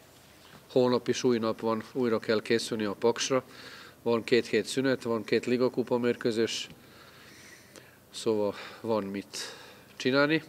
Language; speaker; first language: Hungarian; non-native, fluent; Serbian